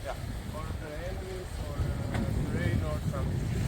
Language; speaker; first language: English; non-native, learner; Slovenian